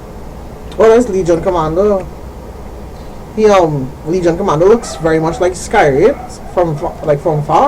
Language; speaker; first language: English; native; English